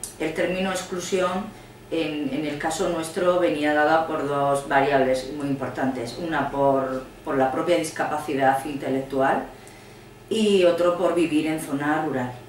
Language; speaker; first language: Spanish; native; Spanish